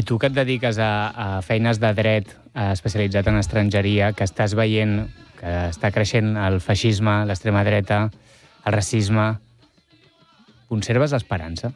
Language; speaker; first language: Catalan; native; Catalan